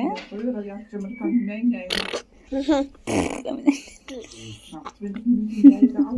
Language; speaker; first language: Dutch; native; Dutch